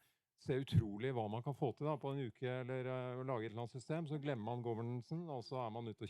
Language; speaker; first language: Norwegian; native; Norwegian